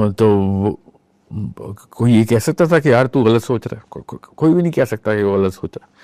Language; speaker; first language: Urdu; early bilingual, heritage; Urdu